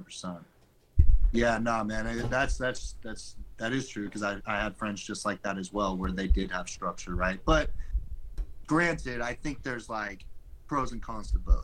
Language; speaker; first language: English; native; English